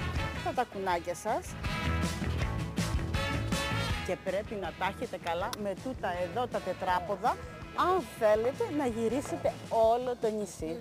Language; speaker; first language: Greek; native; Greek